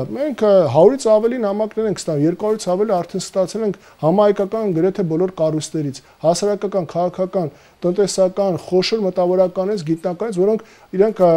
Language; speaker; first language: Armenian; native; Armenian